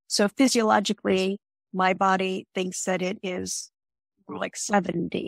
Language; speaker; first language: English; native; English